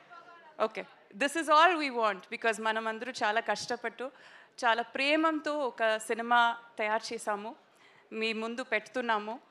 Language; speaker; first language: Telugu; non-native, local second language; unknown